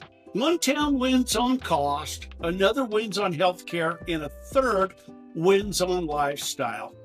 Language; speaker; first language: English; native; English